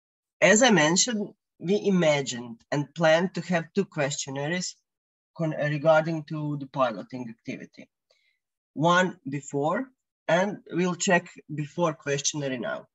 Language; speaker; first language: English; non-native, fluent; Croatian